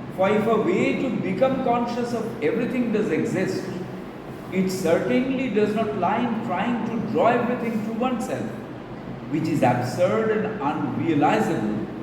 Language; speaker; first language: English; non-native, local second language; Bangla